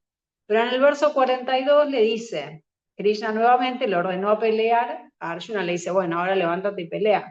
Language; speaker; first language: Spanish; native; Spanish